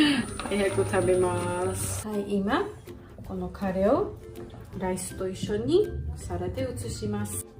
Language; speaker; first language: Japanese; non-native, learner; Georgian